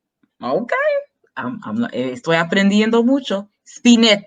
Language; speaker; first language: Spanish; non-native, fluent; English